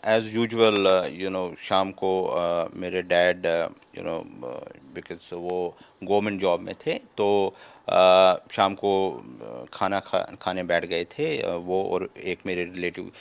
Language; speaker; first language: Hindi; native; Hindi